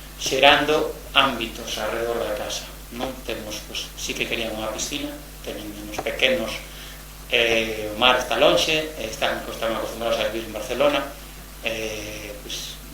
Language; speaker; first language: Galician; native; Galician